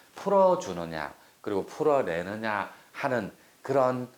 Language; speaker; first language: Korean; native; Korean